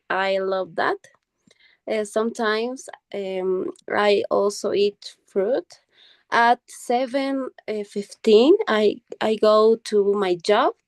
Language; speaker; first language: English; non-native, learner; Spanish